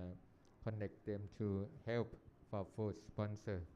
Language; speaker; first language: English; non-native, learner; Thai